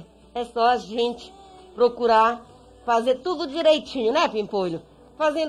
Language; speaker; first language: Portuguese; native; Portuguese